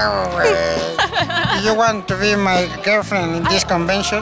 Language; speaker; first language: English; non-native, learner; Spanish